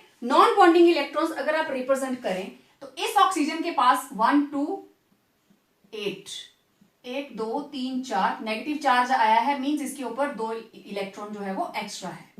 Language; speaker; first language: Hindi; native; Hindi